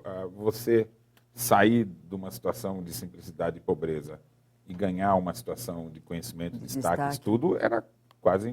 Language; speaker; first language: Portuguese; native; Portuguese